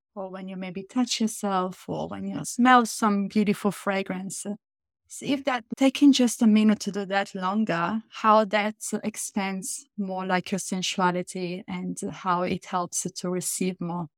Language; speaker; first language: English; non-native, fluent; Italian